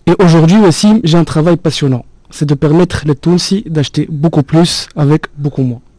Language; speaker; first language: French; non-native, local second language; Arabic